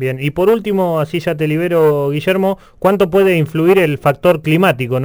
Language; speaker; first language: Spanish; native; Spanish